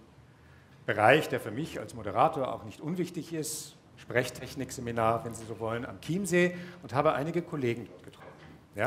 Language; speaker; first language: German; native; German